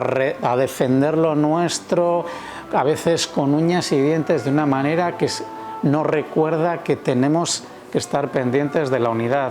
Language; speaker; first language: Spanish; native; Spanish